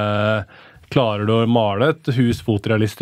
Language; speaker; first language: Norwegian; native; Norwegian